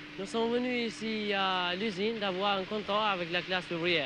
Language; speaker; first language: French; non-native, learner; Albanian